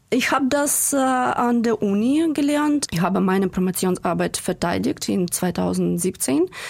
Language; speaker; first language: German; non-native, fluent; Ukrainian